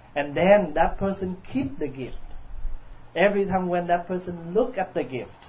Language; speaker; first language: English; non-native, fluent; Vietnamese